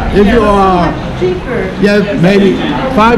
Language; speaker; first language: English; non-native, learner; Dutch